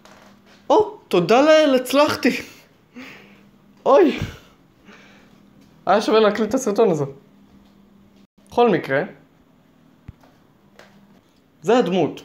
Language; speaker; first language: Hebrew; native; Hebrew